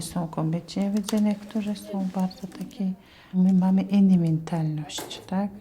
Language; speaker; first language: Polish; non-native, learner; Tajik